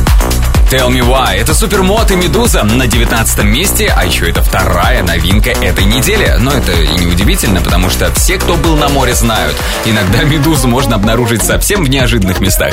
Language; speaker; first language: Russian; native; Russian